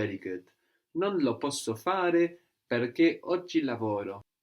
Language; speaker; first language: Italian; non-native, fluent; English